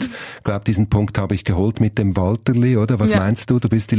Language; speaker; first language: German; native; German